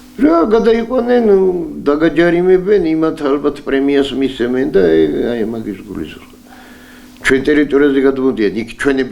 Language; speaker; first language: Georgian; native; Georgian